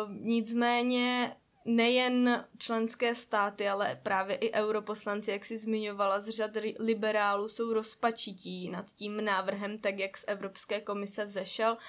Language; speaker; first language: Czech; native; Czech